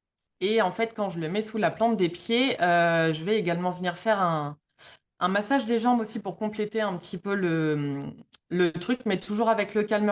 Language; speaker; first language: French; native; French